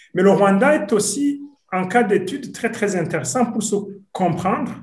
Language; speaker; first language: French; non-native, local second language; Rundi